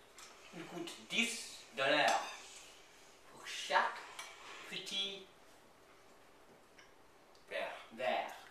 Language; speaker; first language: French; non-native, learner; English